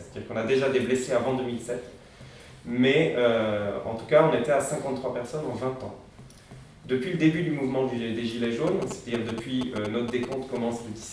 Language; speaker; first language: French; native; French